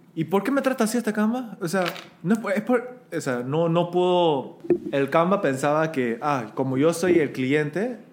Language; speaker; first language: Spanish; native; Spanish